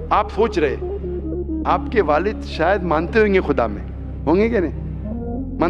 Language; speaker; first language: Hindi; non-native, local second language; Urdu